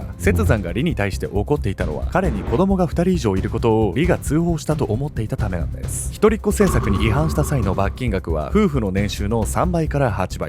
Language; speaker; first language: Japanese; native; Japanese